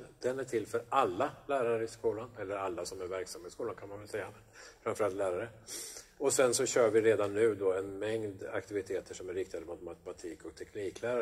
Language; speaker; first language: Swedish; native; Swedish